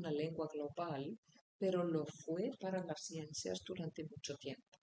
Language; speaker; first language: Spanish; non-native, fluent; Icelandic